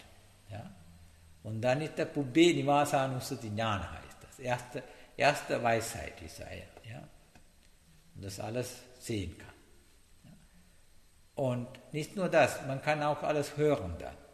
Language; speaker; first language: German; non-native, learner; Sinhala